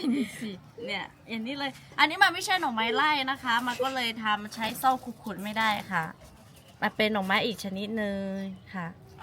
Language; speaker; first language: Thai; non-native, local second language; Lahu